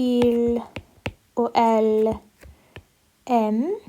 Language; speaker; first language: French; non-native, learner; English